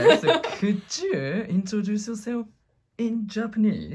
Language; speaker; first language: English; non-native, learner; Japanese